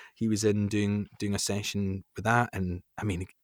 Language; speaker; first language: English; native; English